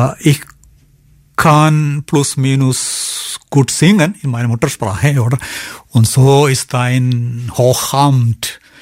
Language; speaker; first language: German; non-native, fluent; Malayalam